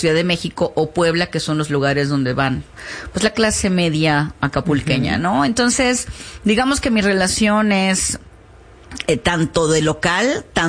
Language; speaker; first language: Spanish; native; Spanish